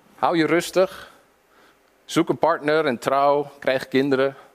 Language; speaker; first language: Dutch; early bilingual, other home language; English